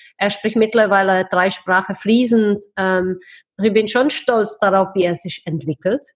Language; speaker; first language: German; non-native, fluent; Czech